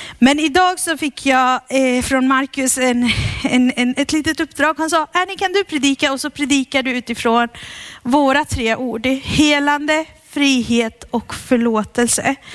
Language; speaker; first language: Swedish; early bilingual, heritage; Swedish